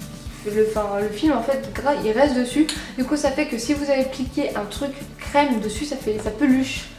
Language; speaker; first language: French; native; French